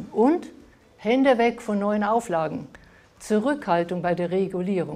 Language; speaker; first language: German; native; German